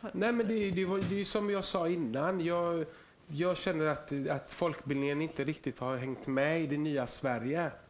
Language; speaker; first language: Swedish; early bilingual, other home language; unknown